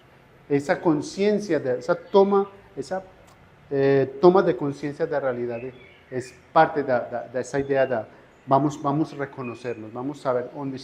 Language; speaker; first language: Portuguese; non-native, fluent; Spanish